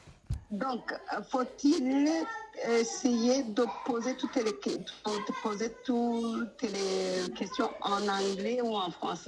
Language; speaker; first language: French; non-native, local second language; Rundi